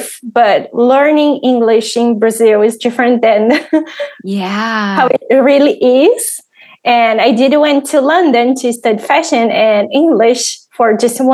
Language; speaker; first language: English; non-native, fluent; Portuguese